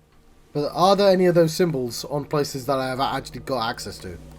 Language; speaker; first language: English; native; English